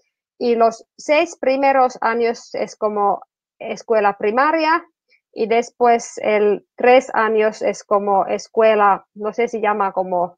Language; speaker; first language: Spanish; non-native, fluent; Finnish